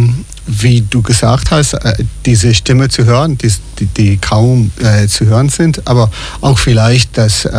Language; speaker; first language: German; non-native, fluent; English